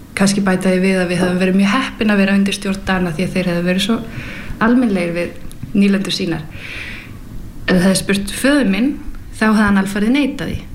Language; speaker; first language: Icelandic; early bilingual, heritage; Icelandic